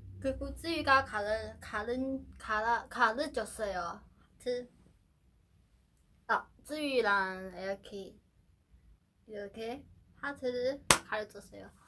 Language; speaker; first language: Korean; non-native, learner; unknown